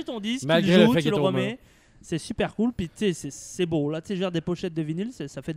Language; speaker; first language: French; native; French